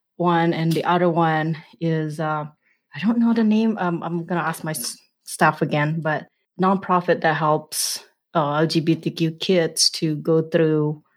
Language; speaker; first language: English; non-native, fluent; Indonesian